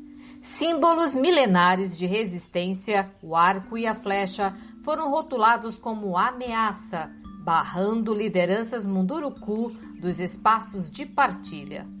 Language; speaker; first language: Portuguese; native; Portuguese